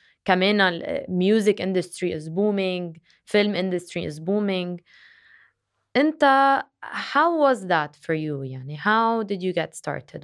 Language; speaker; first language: English; non-native, local second language; Arabic